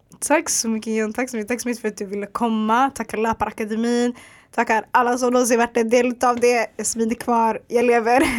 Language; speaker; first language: Swedish; early bilingual, other home language; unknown